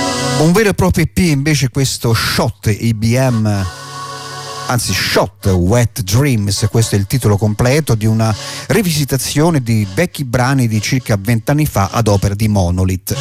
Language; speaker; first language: Italian; native; Italian